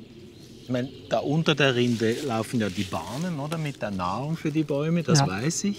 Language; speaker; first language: German; native; German